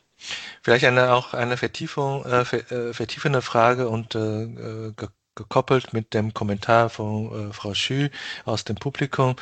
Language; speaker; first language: German; non-native, fluent; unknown